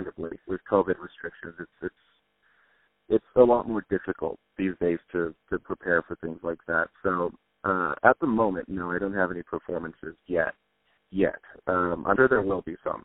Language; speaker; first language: English; native; English